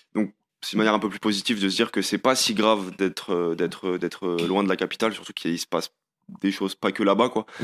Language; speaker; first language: French; native; French